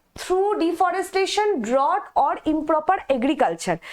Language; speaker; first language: English; non-native, local second language; Bangla